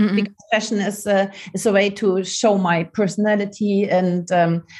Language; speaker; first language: English; non-native, learner; German